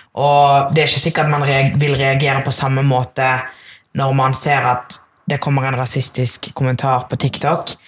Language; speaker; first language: Norwegian; early bilingual, other home language; Tamil